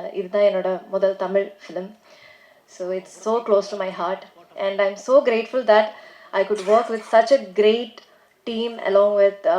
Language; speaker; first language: Tamil; non-native, learner; Malayalam